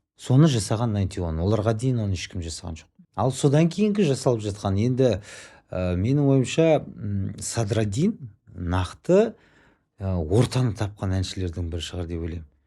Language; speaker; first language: Kazakh; native; Kazakh